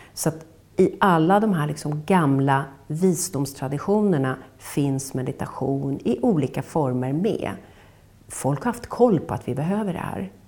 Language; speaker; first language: Swedish; native; Swedish